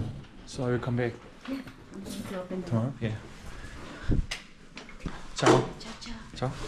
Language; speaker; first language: English; non-native, learner; Korean